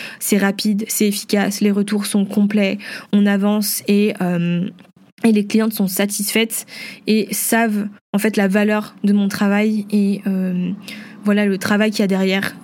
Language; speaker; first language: French; early bilingual, other home language; Vietnamese